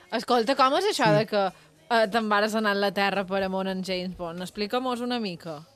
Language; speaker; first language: Catalan; native; Catalan